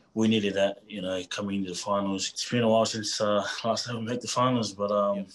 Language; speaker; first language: English; non-native, fluent; Tongan